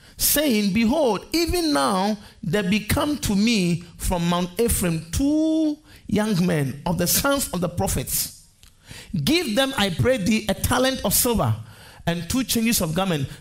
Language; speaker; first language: English; non-native, local second language; Akan